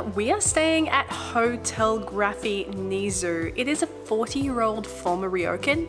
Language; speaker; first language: English; native; English